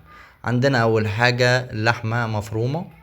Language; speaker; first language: Arabic; native; Arabic